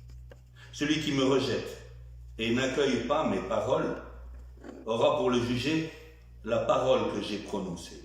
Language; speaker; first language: French; native; French